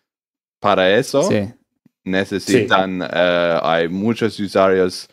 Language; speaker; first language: Spanish; non-native, learner; English